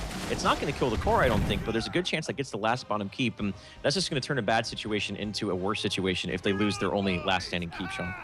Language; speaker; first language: English; native; English